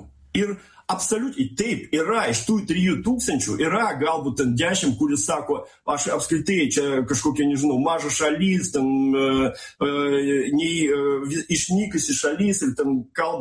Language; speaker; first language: Lithuanian; non-native, local second language; Russian